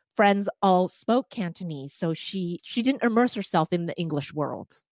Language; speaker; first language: English; non-native, fluent; Cantonese